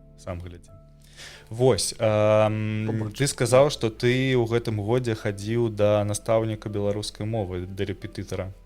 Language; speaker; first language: Belarusian; non-native, local second language; Russian